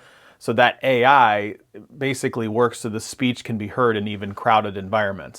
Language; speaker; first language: English; native; English